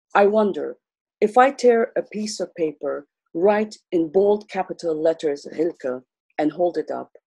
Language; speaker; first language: English; non-native, local second language; Armenian